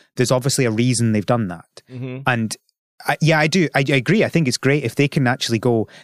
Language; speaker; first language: English; native; English